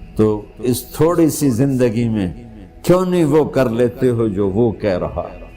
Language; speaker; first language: Urdu; non-native, local second language; Punjabi